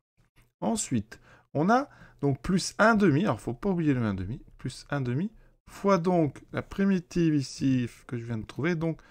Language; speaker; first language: French; native; French